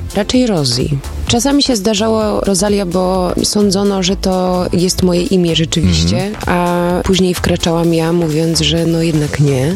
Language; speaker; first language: Polish; early bilingual, other home language; German